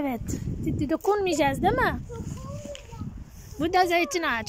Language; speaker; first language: Turkish; non-native, learner; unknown